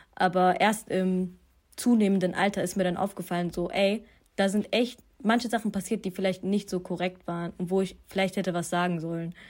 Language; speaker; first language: German; early bilingual, other home language; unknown